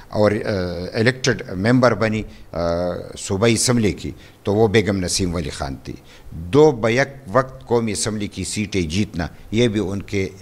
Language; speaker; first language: Urdu; non-native, local second language; Pashto